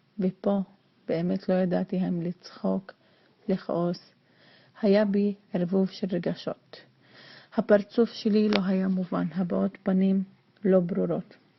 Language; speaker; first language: Hebrew; non-native, local second language; Arabic